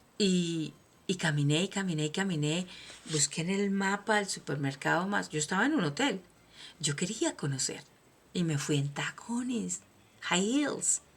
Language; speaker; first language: Spanish; native; Spanish